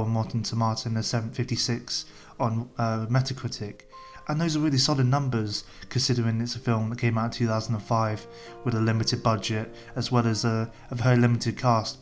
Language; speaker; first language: English; native; English